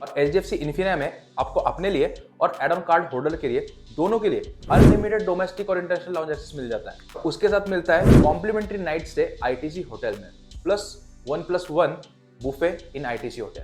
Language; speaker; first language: Hindi; native; Hindi